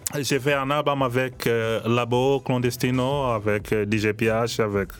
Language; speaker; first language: French; non-native, learner; Swahili